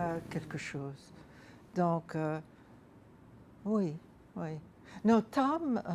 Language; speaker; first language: French; non-native, fluent; English